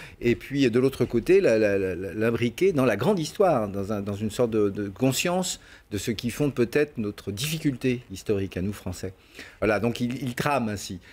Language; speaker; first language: French; native; French